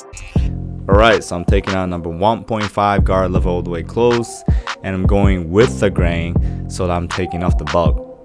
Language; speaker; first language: English; non-native, fluent; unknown